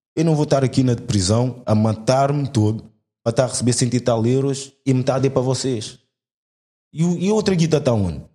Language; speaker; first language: Portuguese; native; Portuguese